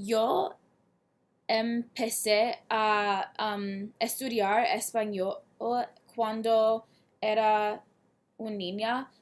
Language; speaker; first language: Spanish; non-native, learner; English